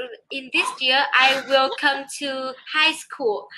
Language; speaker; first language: English; non-native, learner; Vietnamese